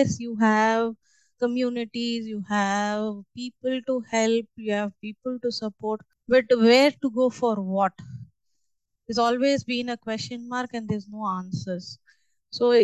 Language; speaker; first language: English; non-native, local second language; Tamil